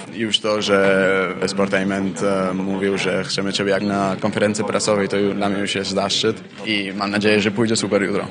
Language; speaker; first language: Polish; non-native, fluent; German